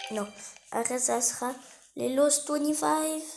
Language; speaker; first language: French; native; French